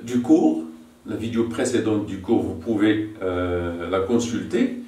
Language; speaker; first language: French; non-native, local second language; Arabic